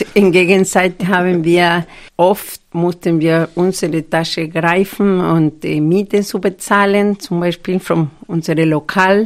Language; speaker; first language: German; non-native, fluent; Spanish